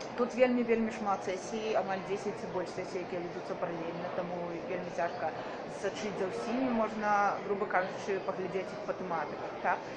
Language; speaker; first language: Belarusian; native; Belarusian